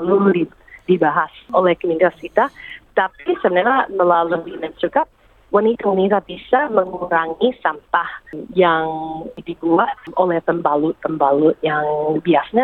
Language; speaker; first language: Indonesian; early bilingual, heritage; English